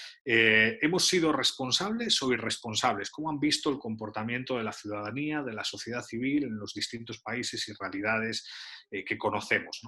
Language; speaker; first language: Spanish; native; Spanish